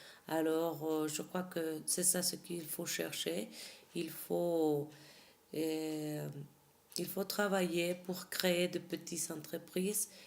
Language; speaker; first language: French; non-native, fluent; Spanish